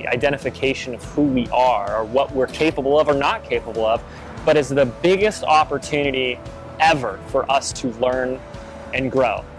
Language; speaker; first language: English; native; English